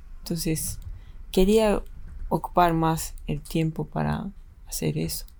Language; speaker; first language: Spanish; non-native, fluent; Japanese